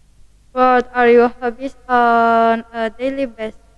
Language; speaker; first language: English; non-native, learner; Indonesian